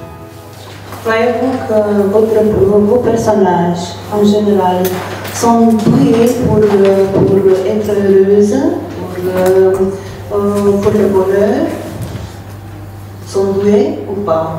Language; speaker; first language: French; non-native, fluent; Romanian